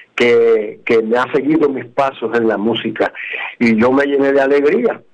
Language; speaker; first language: Spanish; native; Spanish